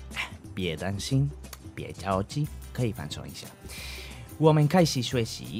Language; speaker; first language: Chinese; non-native, learner; Spanish